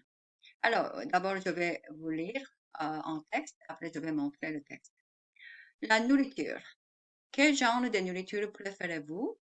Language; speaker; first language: French; non-native, fluent; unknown